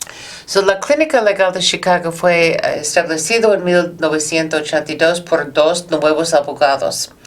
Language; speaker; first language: Spanish; non-native, learner; English